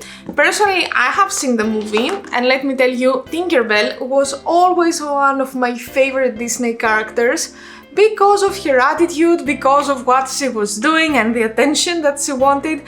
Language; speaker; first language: English; non-native, fluent; Greek